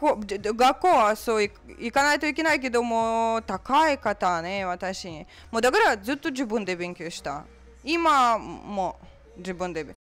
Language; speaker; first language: Japanese; non-native, learner; Russian